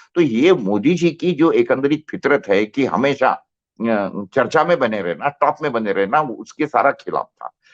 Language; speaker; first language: Hindi; non-native, local second language; Marathi